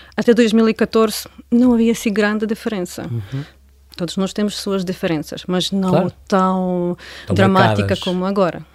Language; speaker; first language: Portuguese; non-native, fluent; Ukrainian